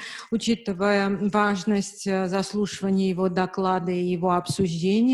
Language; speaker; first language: Russian; native; Russian